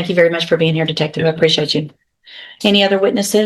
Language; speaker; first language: English; native; English